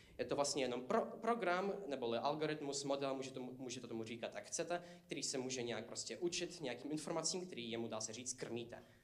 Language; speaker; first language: Czech; non-native, fluent; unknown